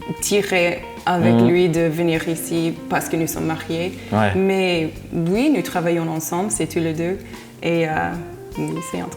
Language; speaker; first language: French; non-native, fluent; English